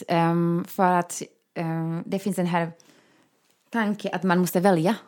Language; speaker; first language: Swedish; non-native, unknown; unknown